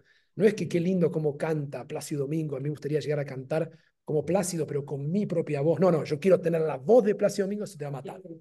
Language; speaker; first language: Spanish; native; Spanish